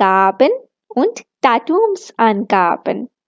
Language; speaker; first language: German; non-native, fluent; Hindi